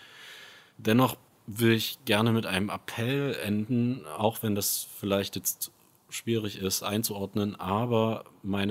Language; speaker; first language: German; native; German